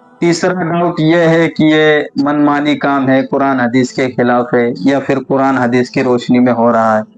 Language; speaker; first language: Urdu; native; Urdu